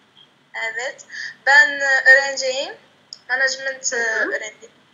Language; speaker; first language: Turkish; non-native, learner; Arabic